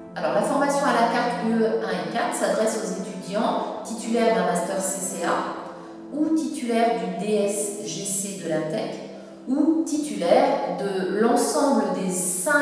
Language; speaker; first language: French; native; French